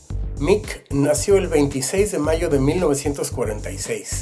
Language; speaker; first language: Spanish; native; Spanish